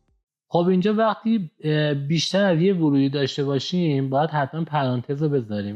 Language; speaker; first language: Persian; native; Persian